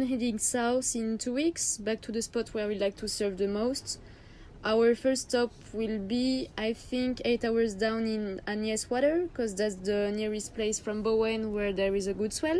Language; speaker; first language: English; non-native, learner; French